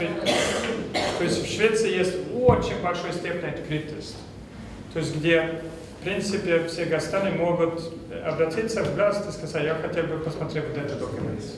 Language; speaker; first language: Russian; non-native, fluent; Swedish